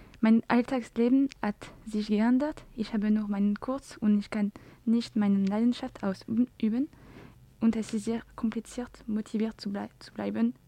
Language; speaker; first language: German; non-native, learner; French